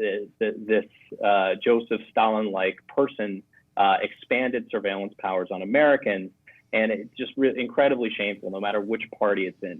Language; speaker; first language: English; native; English